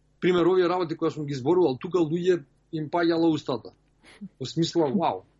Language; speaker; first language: Macedonian; early bilingual, heritage; Macedonian